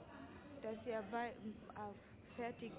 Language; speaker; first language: German; non-native, learner; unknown